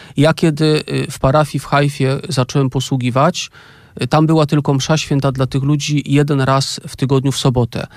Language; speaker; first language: Polish; native; Polish